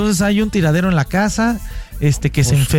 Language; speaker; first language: Spanish; native; Spanish